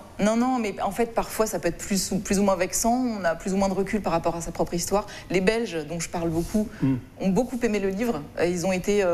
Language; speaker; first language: French; native; French